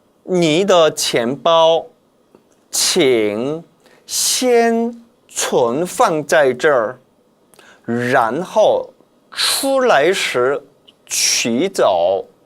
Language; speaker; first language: Chinese; non-native, fluent; Korean